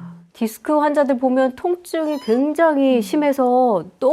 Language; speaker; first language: Korean; native; Korean